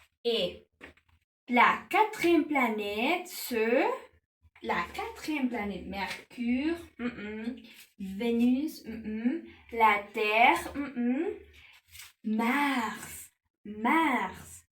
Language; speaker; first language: French; non-native, learner; Spanish